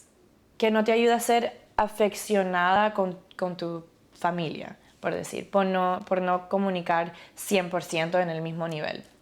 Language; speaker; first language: Spanish; early bilingual, other home language; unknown